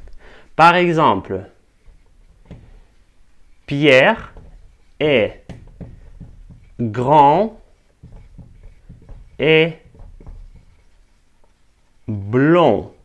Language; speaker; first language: French; non-native, fluent; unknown